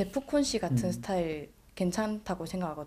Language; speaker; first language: Korean; native; Korean